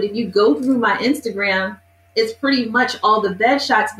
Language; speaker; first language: English; native; English